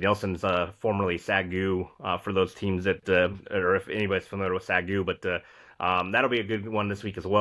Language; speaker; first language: English; native; English